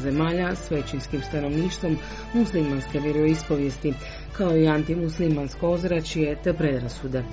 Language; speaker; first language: Croatian; native; Croatian